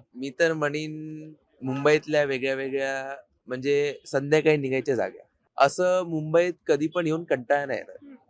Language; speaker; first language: Marathi; native; Marathi